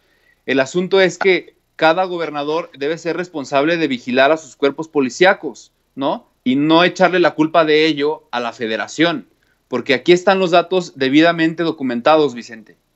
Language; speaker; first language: Spanish; native; Spanish